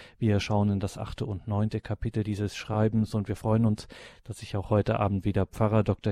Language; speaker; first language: German; native; German